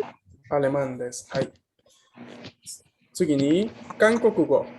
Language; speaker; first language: Japanese; non-native, fluent; Spanish